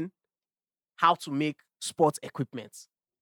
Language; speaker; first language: English; non-native, local second language; Yoruba